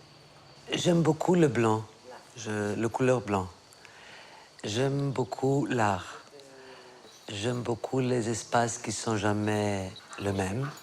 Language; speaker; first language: French; non-native, fluent; Greek